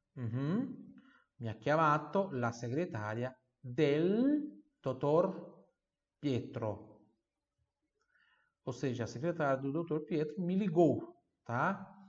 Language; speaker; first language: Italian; non-native, fluent; Portuguese